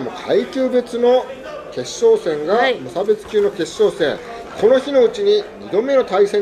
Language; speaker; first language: Japanese; native; Japanese